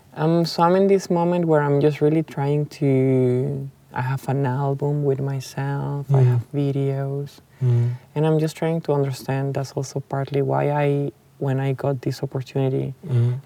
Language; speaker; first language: English; non-native, fluent; Spanish